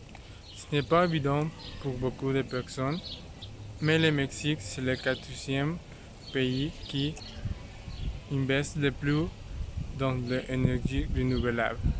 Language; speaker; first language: French; non-native, learner; Spanish